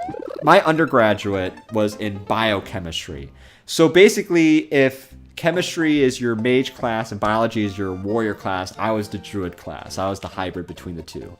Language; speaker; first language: English; native; English